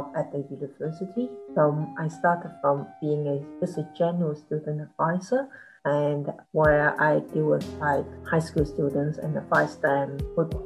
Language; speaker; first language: English; non-native, local second language; Cantonese